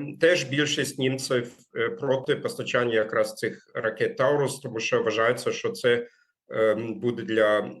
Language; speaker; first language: Ukrainian; non-native, fluent; German